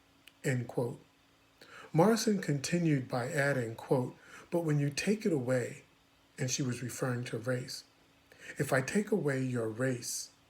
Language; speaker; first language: English; native; English